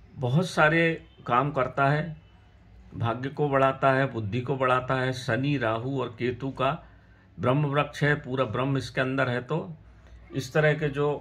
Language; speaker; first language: Hindi; native; Hindi